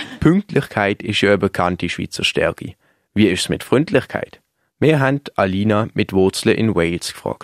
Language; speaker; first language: German; native; German